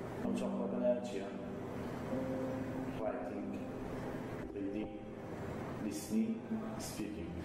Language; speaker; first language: English; non-native, learner; Central Kurdish